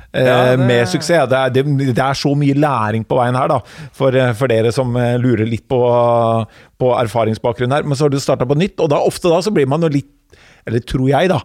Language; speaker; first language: Norwegian; native; Norwegian